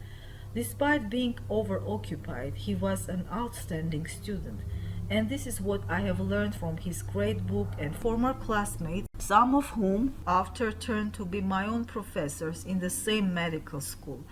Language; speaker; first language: English; non-native, fluent; Armenian